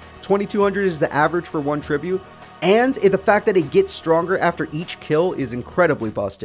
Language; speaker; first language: English; native; English